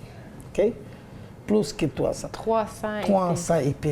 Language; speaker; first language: French; non-native, learner; Bangla